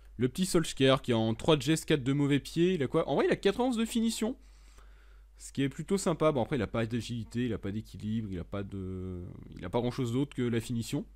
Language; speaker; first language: French; native; French